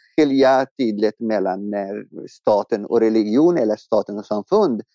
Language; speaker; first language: Swedish; non-native, fluent; Arabic